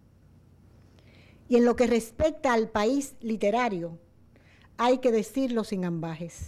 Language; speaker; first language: Spanish; native; Spanish